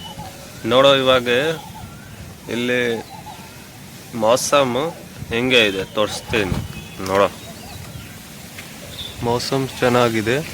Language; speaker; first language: Kannada; non-native, local second language; Hindi